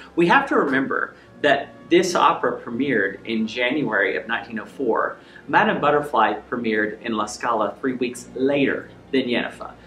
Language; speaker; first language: English; native; English